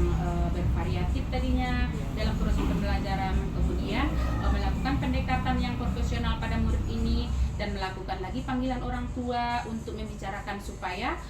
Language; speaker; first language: Indonesian; native; Indonesian